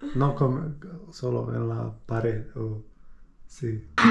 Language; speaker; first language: Spanish; non-native, learner; Romanian